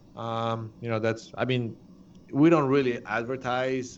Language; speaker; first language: English; non-native, fluent; Polish